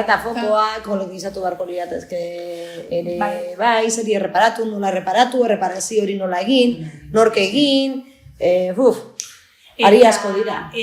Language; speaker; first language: Basque; native; Basque